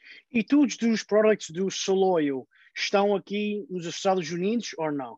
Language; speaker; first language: Portuguese; early bilingual, heritage; Portuguese